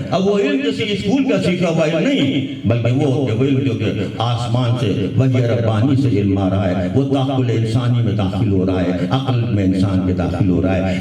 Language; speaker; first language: Urdu; native; Urdu